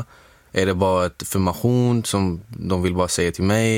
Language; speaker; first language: Swedish; non-native, fluent; Arabic